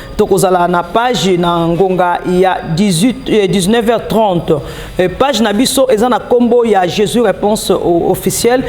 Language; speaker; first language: Lingala; native; Lingala